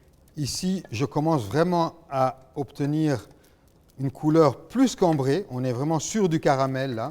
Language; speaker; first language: French; native; French